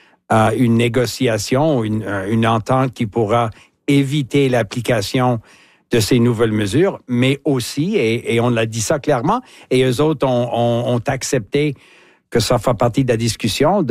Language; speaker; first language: French; native; French